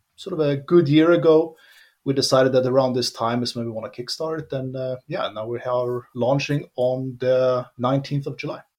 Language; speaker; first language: English; non-native, fluent; Swedish